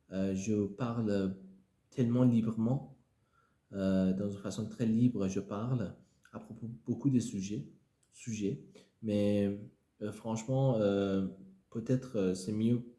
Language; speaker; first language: French; non-native, fluent; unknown